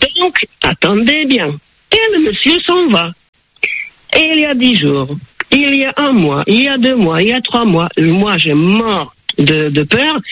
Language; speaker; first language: French; non-native, fluent; Slovak